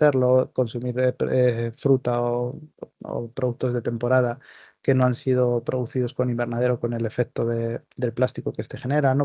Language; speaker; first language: Spanish; native; Spanish